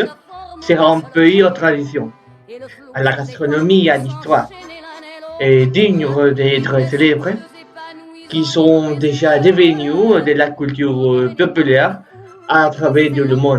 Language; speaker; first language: French; non-native, learner; Spanish